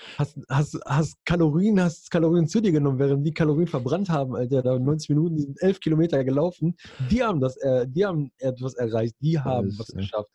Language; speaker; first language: German; early bilingual, other home language; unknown